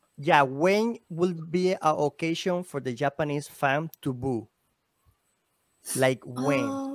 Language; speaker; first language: English; non-native, learner; Spanish